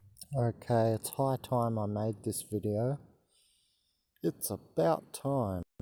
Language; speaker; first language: English; native; English